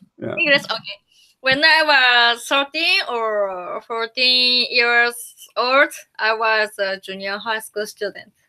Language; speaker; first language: English; non-native, learner; Japanese